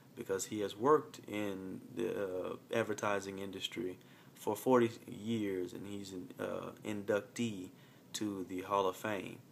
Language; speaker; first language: English; native; English